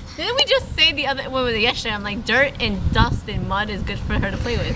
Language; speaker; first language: English; early bilingual, other home language; Spanish